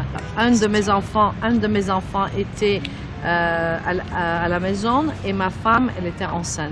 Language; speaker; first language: French; non-native, fluent; Armenian